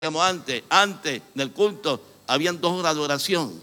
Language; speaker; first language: Spanish; native; Spanish